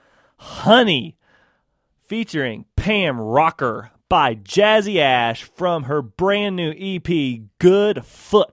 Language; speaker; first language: English; native; English